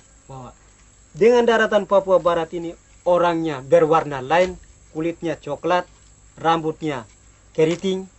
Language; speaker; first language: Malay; non-native, local second language; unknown